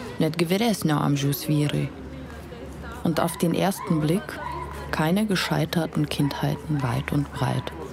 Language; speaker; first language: German; non-native, fluent; Lithuanian